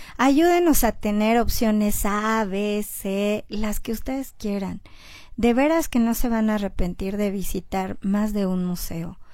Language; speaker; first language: Spanish; native; Spanish